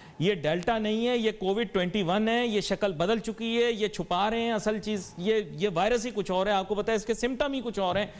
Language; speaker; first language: Urdu; non-native, local second language; Punjabi